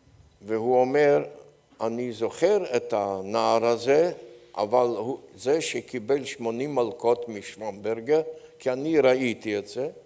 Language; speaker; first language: Hebrew; non-native, fluent; Polish